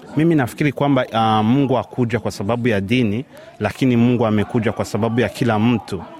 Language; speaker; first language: Swahili; non-native, local second language; Rundi